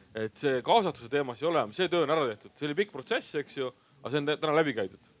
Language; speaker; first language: Estonian; native; Estonian